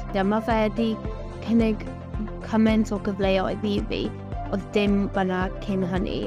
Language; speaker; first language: Welsh; non-native, local second language; English